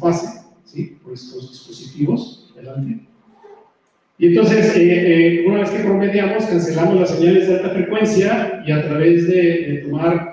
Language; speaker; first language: Spanish; native; Spanish